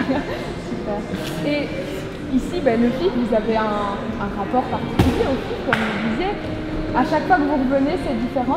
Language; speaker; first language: French; native; French